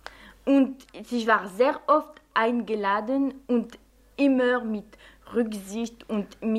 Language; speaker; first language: German; non-native, fluent; French